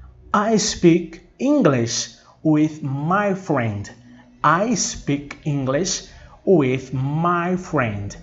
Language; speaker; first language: English; non-native, fluent; Portuguese